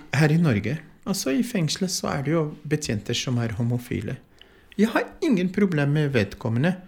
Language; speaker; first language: Norwegian; non-native, fluent; Arabic